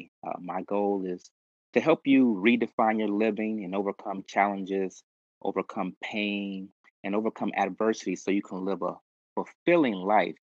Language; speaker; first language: English; native; English